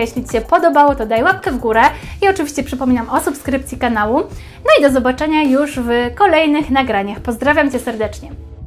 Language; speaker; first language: Polish; native; Polish